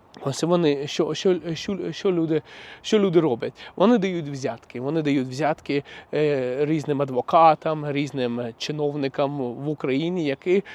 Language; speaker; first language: Ukrainian; non-native, local second language; Russian